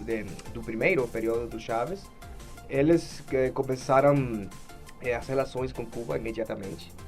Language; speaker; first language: Portuguese; non-native, fluent; Spanish